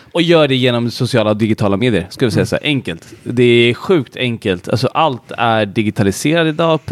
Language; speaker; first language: Swedish; early bilingual, other home language; Hindi